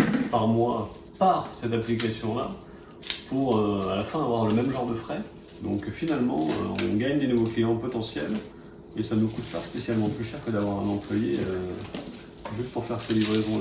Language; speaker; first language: French; native; French